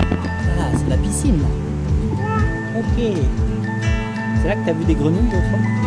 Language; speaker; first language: French; native; French